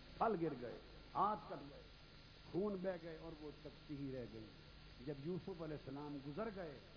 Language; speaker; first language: Urdu; non-native, local second language; Punjabi